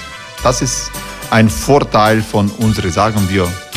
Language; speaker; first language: German; non-native, learner; Croatian